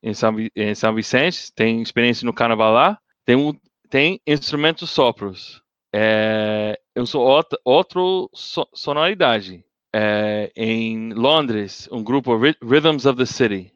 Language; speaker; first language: Portuguese; non-native, learner; English